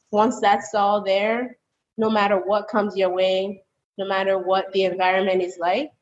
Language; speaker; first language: English; early bilingual, other home language; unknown